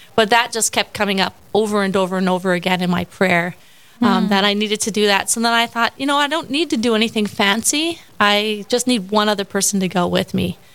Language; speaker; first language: English; native; English